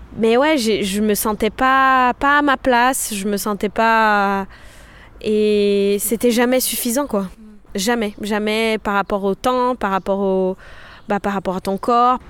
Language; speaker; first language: French; non-native, fluent; Portuguese